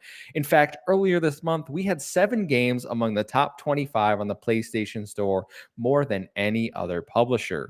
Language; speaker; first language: English; native; English